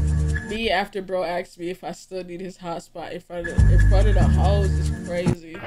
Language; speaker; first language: English; native; English